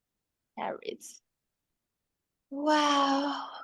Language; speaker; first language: English; non-native, learner; Chinese